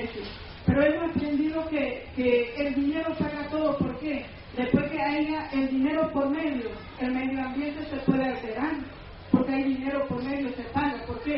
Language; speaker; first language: Spanish; non-native, local second language; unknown